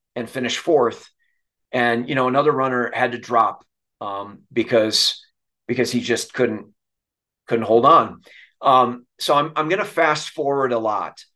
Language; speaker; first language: English; native; English